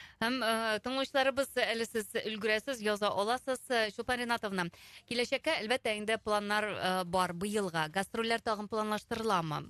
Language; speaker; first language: Tatar; native; Tatar